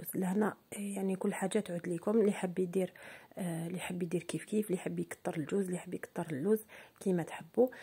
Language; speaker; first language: Arabic; native; Arabic